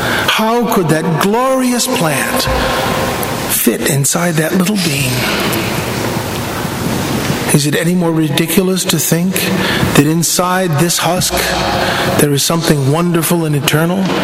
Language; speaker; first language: English; native; English